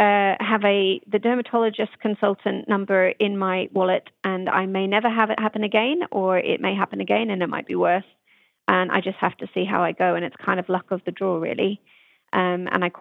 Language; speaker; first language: English; native; English